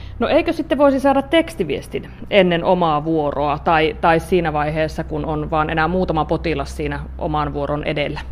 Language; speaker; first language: Finnish; native; Finnish